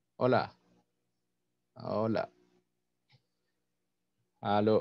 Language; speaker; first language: Spanish; non-native, fluent; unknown